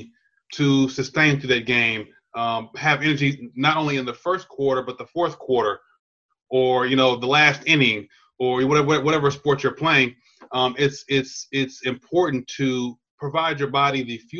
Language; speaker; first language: English; native; English